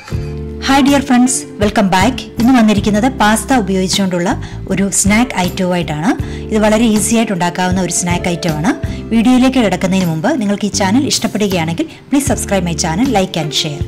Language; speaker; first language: Malayalam; native; Malayalam